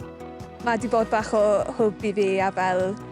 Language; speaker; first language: Welsh; non-native, fluent; English